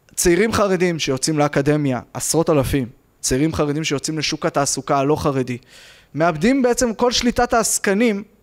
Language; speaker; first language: Hebrew; native; Hebrew